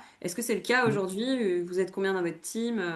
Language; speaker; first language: French; native; French